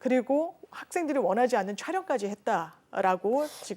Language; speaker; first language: Korean; native; Korean